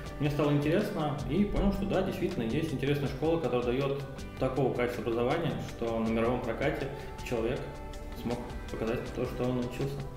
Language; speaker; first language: Russian; native; Russian